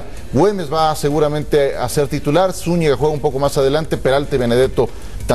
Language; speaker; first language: Spanish; native; Spanish